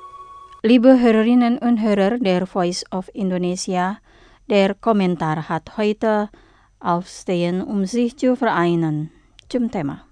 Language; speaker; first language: German; non-native, fluent; Indonesian